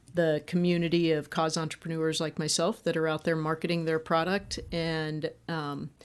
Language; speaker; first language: English; native; English